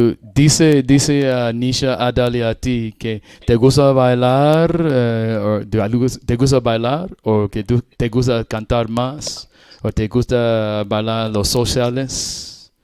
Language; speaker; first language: Spanish; non-native, learner; English